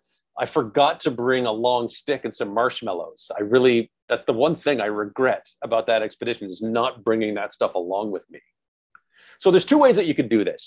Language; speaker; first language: English; native; English